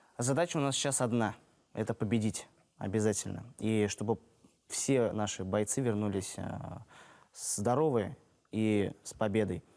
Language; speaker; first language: Russian; native; Russian